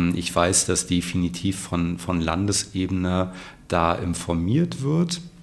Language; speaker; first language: German; native; German